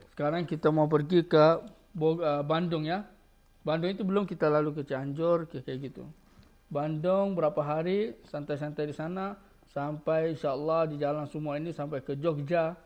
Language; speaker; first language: Indonesian; early bilingual, heritage; Arabic